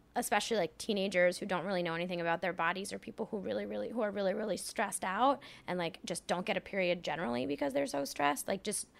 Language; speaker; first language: English; early bilingual, other home language; French